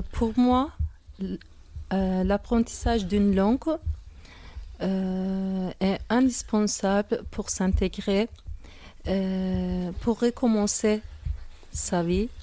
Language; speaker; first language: French; non-native, fluent; Turkish